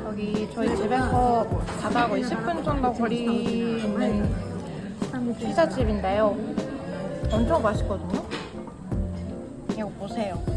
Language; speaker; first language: Korean; non-native, learner; Japanese